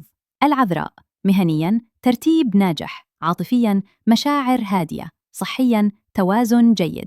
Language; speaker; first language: Arabic; native; Arabic